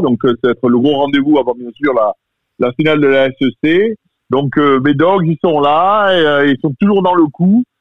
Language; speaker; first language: French; native; French